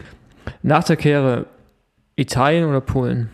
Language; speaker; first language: German; native; German